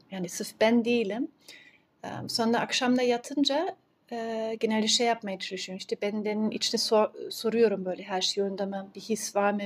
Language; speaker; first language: Turkish; early bilingual, heritage; Turkish